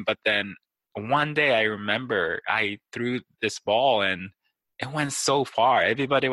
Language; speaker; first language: English; non-native, fluent; Japanese